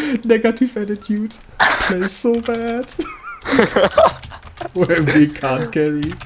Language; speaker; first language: English; non-native, learner; German